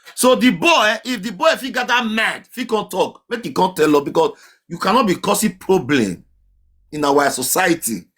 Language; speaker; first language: Nigerian Pidgin; native; Nigerian Pidgin